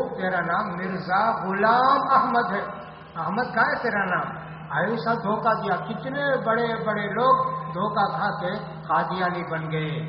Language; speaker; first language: Urdu; native; Urdu